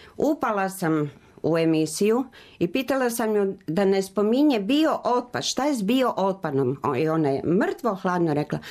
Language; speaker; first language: Croatian; native; Croatian